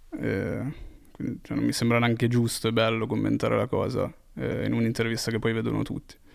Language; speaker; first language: Italian; native; Italian